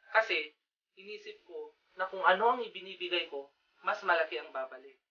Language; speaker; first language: Filipino; non-native, local second language; Iloko